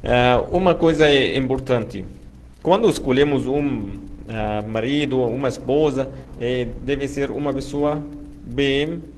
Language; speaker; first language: Portuguese; non-native, fluent; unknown